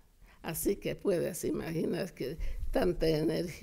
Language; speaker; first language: Spanish; non-native, fluent; Hungarian